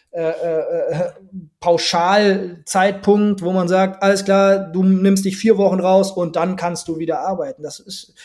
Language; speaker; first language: German; native; German